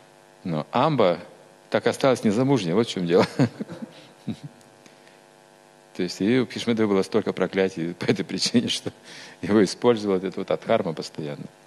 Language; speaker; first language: Russian; native; Russian